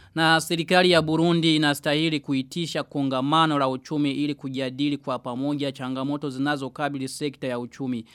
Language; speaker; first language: Swahili; non-native, local second language; Rundi